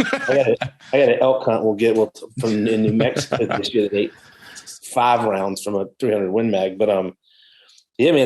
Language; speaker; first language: English; native; English